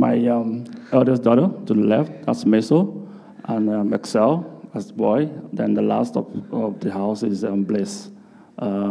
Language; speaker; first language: English; non-native, local second language; Igbo